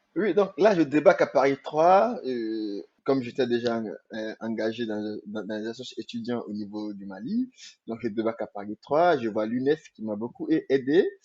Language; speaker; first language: French; non-native, local second language; Mandingo